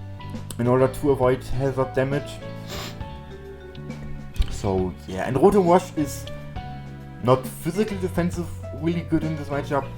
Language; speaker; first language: English; non-native, fluent; German